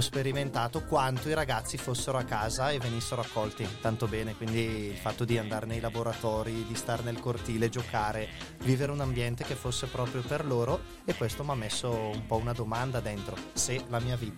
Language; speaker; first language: Italian; native; Italian